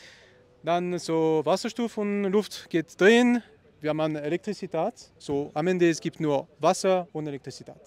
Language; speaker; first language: German; non-native, learner; Italian